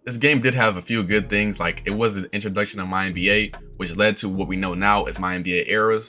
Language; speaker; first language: English; native; English